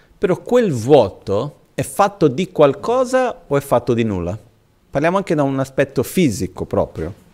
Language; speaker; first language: Italian; non-native, fluent; Portuguese